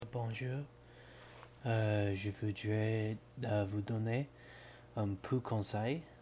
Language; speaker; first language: French; non-native, learner; English